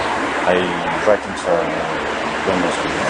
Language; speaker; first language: Slovak; non-native, learner; Russian